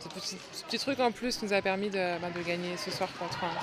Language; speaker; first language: French; native; French